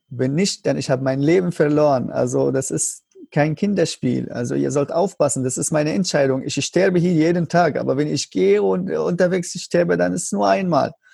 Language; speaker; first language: German; non-native, learner; Arabic